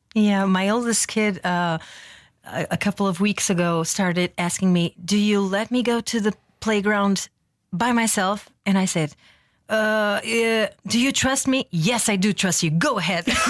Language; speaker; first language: English; non-native, fluent; Portuguese